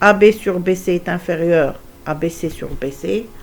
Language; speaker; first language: French; non-native, local second language; Arabic